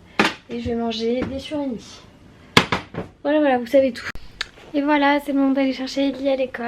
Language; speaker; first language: French; native; French